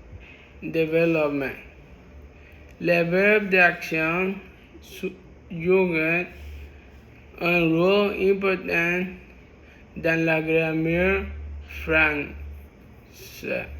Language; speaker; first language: French; non-native, learner; Spanish